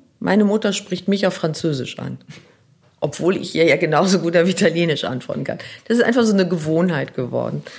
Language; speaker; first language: German; non-native, local second language; French